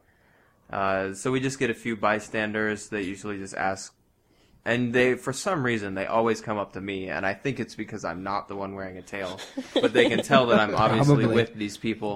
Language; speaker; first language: English; native; English